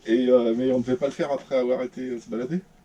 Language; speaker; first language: French; native; French